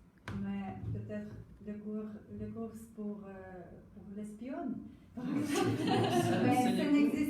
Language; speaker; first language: French; non-native, learner; Russian